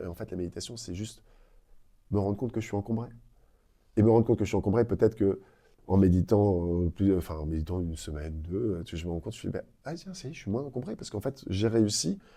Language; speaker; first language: French; native; French